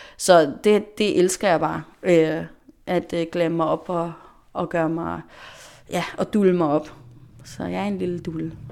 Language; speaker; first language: Danish; non-native, local second language; Faroese